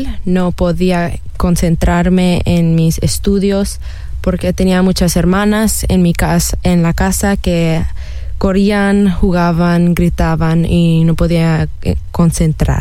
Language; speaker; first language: Spanish; early bilingual, heritage; Spanish